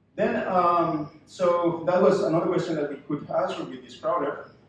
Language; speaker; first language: English; non-native, fluent; Spanish